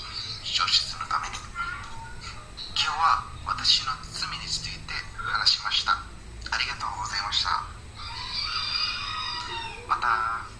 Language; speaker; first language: Japanese; non-native, learner; Indonesian